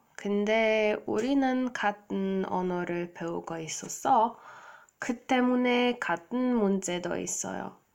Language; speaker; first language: Korean; non-native, learner; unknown